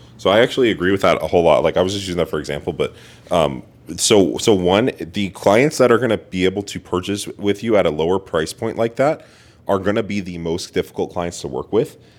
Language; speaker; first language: English; native; English